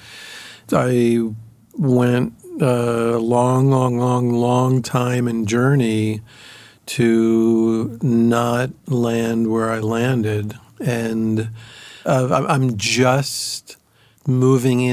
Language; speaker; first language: English; native; English